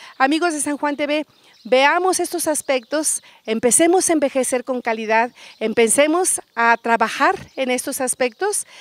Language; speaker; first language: Spanish; native; Spanish